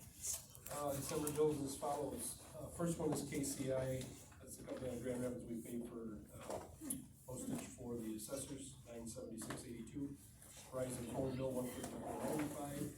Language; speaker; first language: English; native; English